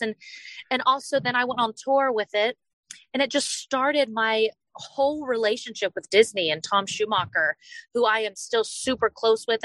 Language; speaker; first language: English; native; English